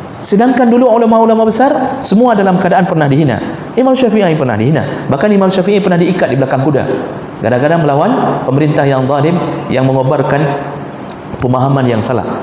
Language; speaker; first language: Malay; non-native, local second language; Achinese